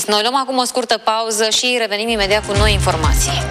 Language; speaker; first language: Romanian; native; Romanian